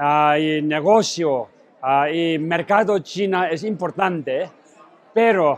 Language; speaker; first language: Spanish; non-native, learner; Tibetan